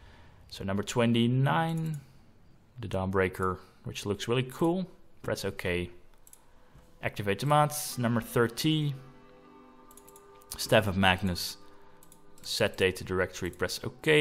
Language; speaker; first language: English; non-native, fluent; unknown